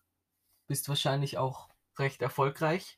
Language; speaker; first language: German; native; German